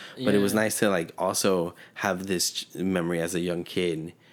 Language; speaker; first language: English; early bilingual, other home language; Spanish